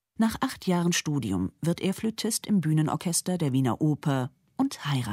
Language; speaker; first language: German; native; German